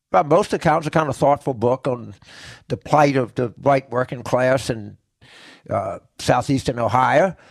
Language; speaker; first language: English; native; English